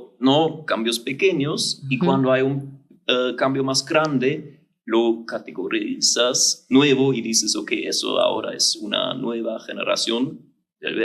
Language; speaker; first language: Spanish; non-native, fluent; German